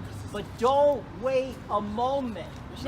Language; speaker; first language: English; native; English